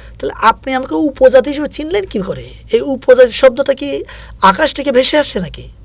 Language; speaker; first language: Bangla; non-native, local second language; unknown